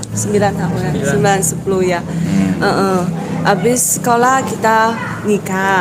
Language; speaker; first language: Indonesian; non-native, learner; Chinese